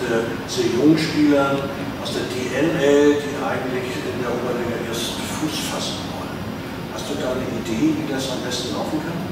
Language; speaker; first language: German; native; German